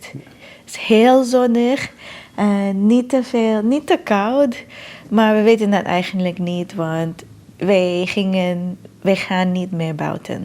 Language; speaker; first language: Dutch; non-native, fluent; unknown